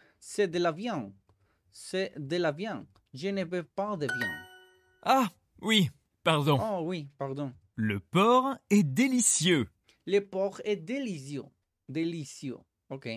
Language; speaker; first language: French; non-native, learner; Spanish